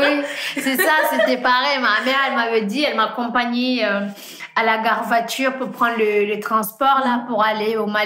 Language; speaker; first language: French; non-native, fluent; Fula